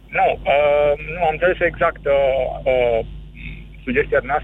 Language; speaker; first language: Romanian; native; Romanian